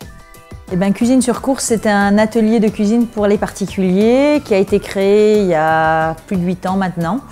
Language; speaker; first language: French; native; French